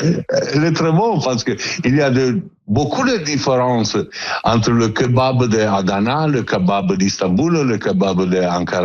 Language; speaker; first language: French; non-native, learner; Italian